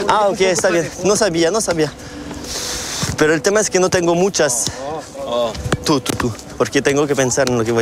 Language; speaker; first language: Spanish; non-native, learner; French